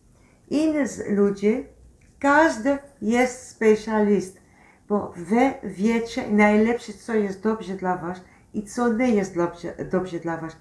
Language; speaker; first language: Polish; non-native, learner; Dutch